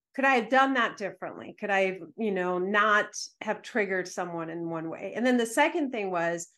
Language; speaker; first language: English; early bilingual, other home language; Spanish